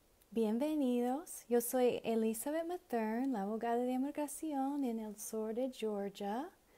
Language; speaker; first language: Spanish; non-native, learner; English